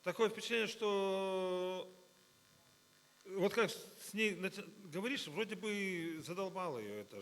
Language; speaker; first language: Russian; native; Russian